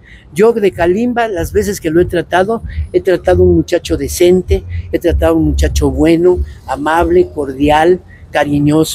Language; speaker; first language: Spanish; native; Spanish